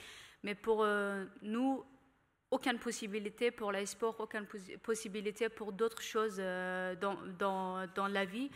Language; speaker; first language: French; non-native, learner; Persian